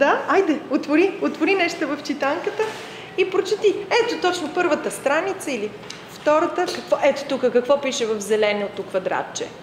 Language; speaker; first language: Bulgarian; native; Bulgarian